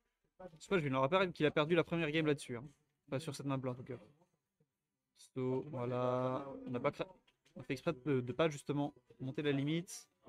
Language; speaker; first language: French; native; French